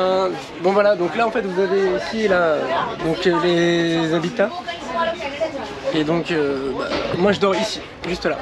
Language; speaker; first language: French; native; French